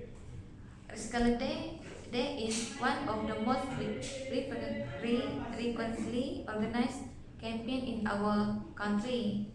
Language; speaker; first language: English; non-native, learner; Malay